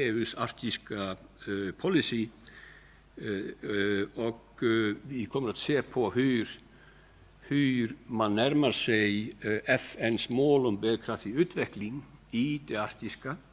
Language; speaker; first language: Swedish; non-native, fluent; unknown